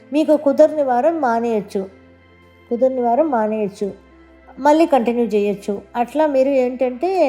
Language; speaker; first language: Telugu; non-native, local second language; Tamil